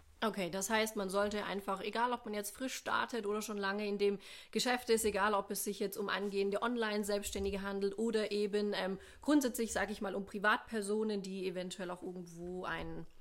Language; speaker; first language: German; native; German